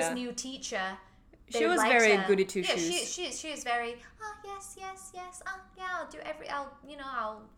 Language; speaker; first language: English; native; English